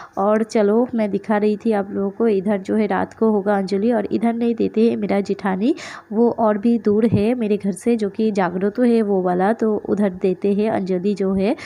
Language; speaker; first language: Hindi; non-native, local second language; Bangla